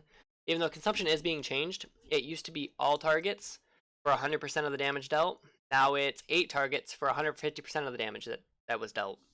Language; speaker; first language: English; native; English